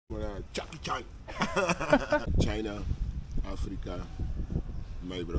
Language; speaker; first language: English; non-native, learner; Portuguese